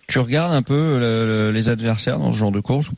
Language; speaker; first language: French; native; French